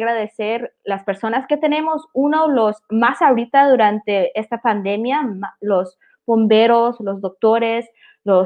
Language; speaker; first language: Spanish; early bilingual, heritage; Spanish